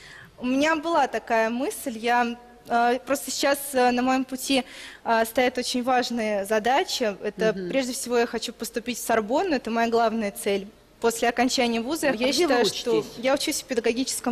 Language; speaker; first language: Russian; native; Russian